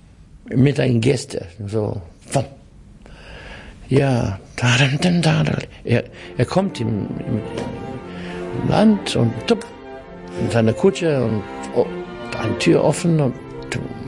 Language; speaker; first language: German; non-native, fluent; English